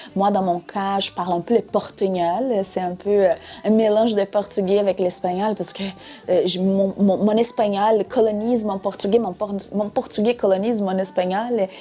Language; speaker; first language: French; non-native, fluent; Portuguese